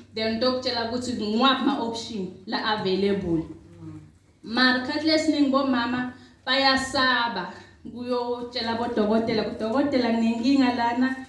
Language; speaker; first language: Zulu; non-native, local second language; Swati